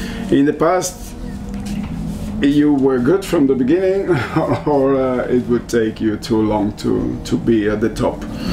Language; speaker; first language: English; non-native, fluent; Spanish